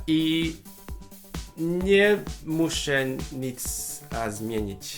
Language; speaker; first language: Polish; non-native, fluent; Cantonese